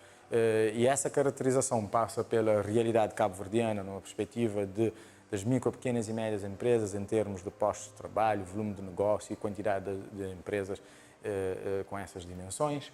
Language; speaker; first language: Portuguese; non-native, local second language; Kabuverdianu